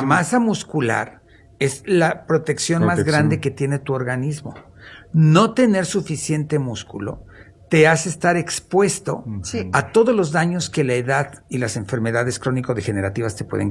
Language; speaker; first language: Spanish; native; Spanish